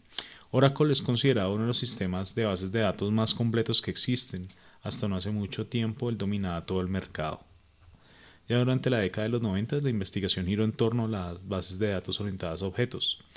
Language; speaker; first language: Spanish; native; Spanish